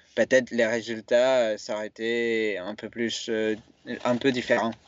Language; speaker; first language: French; non-native, fluent; Spanish